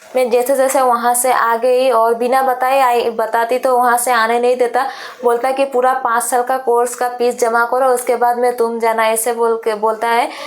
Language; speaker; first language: Hindi; non-native, local second language; Sadri